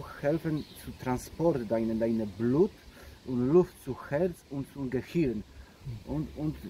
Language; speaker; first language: German; non-native, learner; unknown